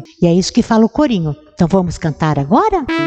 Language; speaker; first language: Portuguese; native; Portuguese